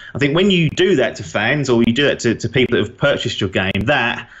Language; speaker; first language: English; native; English